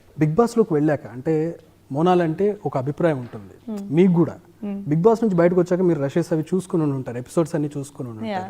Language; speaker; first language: Telugu; native; Telugu